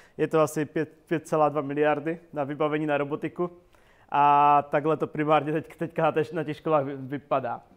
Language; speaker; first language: Czech; native; Czech